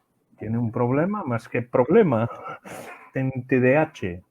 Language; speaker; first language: Spanish; non-native, learner; Portuguese